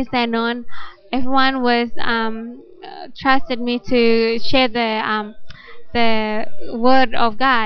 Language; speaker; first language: English; non-native, fluent; Indonesian